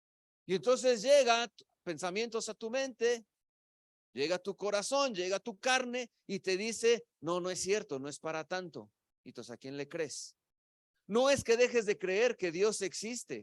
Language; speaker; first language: Spanish; native; Spanish